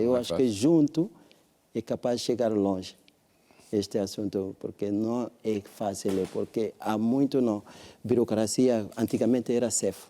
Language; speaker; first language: Portuguese; non-native, learner; French